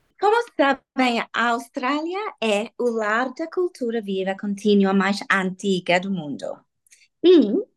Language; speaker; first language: Portuguese; non-native, learner; English